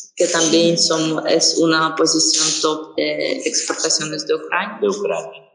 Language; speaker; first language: Spanish; non-native, fluent; Ukrainian